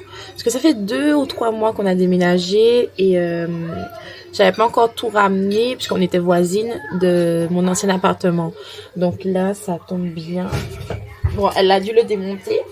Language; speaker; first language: French; native; French